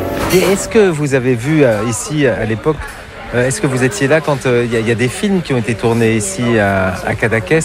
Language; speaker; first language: French; native; French